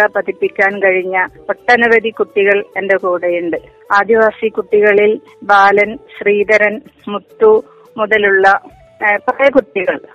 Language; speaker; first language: Malayalam; native; Malayalam